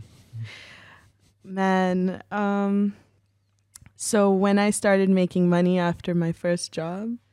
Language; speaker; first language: English; native; English